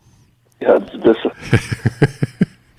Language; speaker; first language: German; early bilingual, other home language; Bosnian